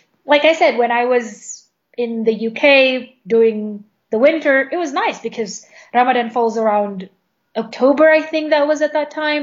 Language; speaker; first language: English; non-native, fluent; Indonesian